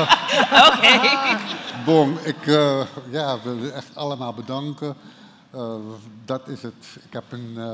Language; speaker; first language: Dutch; non-native, local second language; Papiamento